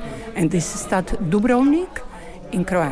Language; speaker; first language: Dutch; non-native, learner; Bosnian